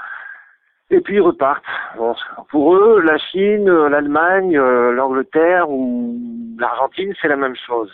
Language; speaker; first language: French; native; French